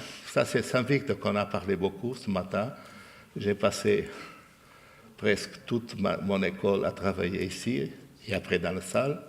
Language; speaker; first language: French; non-native, fluent; Portuguese